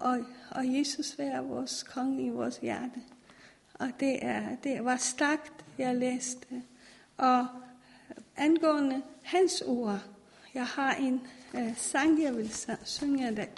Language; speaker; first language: Danish; non-native, fluent; Persian